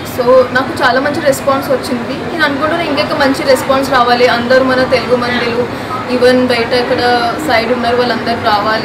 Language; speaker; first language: Telugu; early bilingual, heritage; Telugu